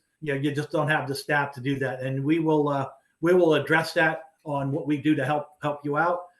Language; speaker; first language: English; native; English